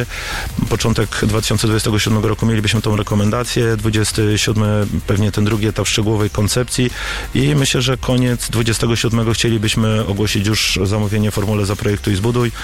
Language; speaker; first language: Polish; native; Polish